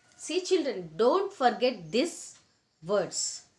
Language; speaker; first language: English; non-native, local second language; Telugu